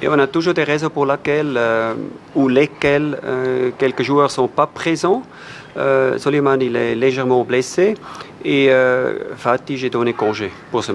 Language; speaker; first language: French; non-native, fluent; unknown